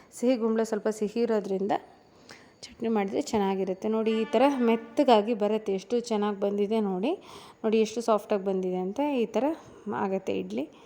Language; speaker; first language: Kannada; non-native, local second language; Tulu